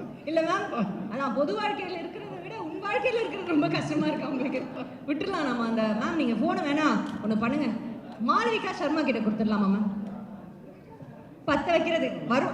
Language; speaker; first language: Tamil; native; Tamil